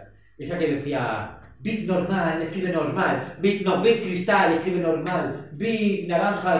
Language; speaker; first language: Spanish; native; Spanish